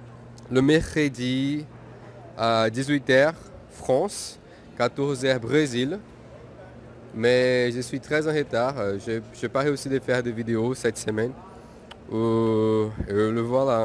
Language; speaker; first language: French; non-native, fluent; Portuguese